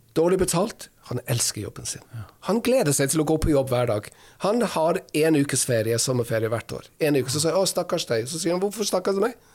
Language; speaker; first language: Norwegian; non-native, fluent; English